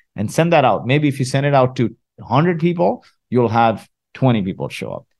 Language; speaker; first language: English; early bilingual, other home language; Arabic